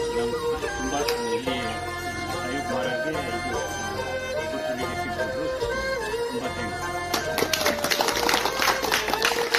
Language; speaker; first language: Kannada; non-native, learner; Tibetan